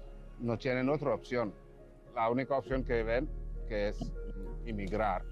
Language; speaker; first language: Spanish; non-native, fluent; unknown